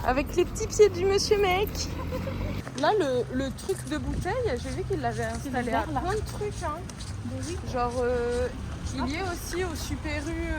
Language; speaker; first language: French; native; French